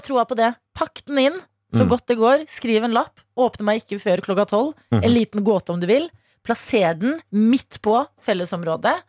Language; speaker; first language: Norwegian; native; Norwegian